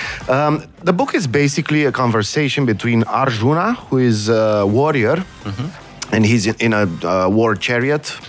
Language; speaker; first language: English; non-native, fluent; Romanian